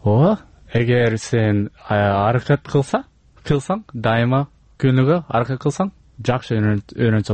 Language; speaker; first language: Kyrgyz; non-native, learner; English